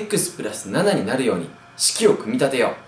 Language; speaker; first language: Japanese; native; Japanese